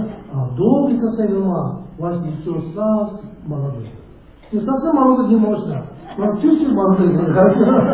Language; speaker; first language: Russian; non-native, learner; Tibetan